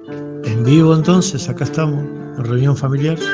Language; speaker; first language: Spanish; native; Spanish